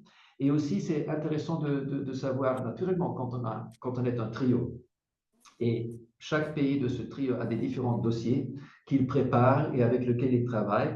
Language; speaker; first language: French; non-native, fluent; German